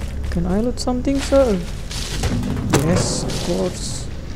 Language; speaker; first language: English; non-native, learner; Indonesian